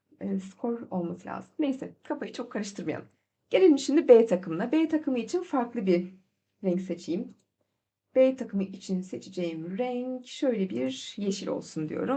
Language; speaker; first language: Turkish; native; Turkish